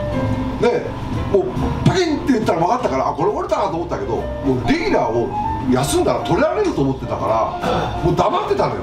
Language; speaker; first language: Japanese; native; Japanese